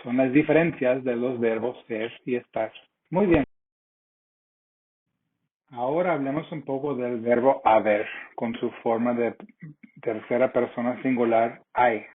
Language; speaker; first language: Spanish; non-native, fluent; English